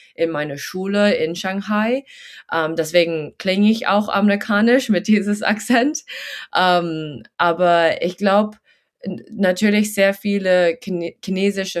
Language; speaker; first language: German; early bilingual, heritage; German